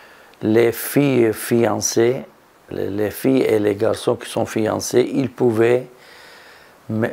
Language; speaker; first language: French; non-native, fluent; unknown